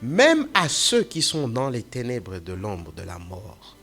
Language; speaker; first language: French; non-native, local second language; Swahili